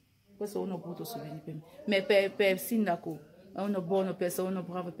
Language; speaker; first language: Italian; non-native, learner; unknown